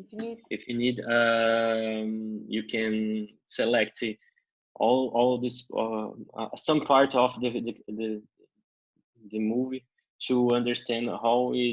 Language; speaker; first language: English; non-native, learner; Portuguese